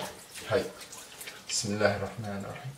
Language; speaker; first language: Japanese; non-native, fluent; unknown